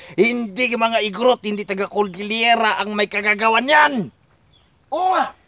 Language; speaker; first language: Filipino; non-native, local second language; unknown